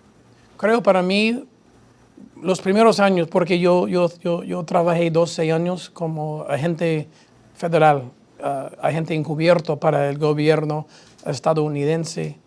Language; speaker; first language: Spanish; non-native, fluent; English